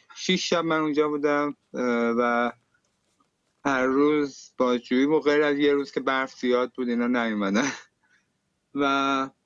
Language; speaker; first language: Persian; native; Persian